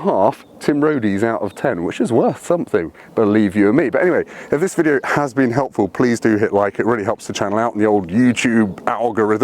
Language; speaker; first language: English; native; English